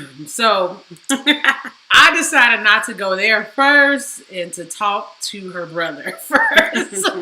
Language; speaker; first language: English; native; English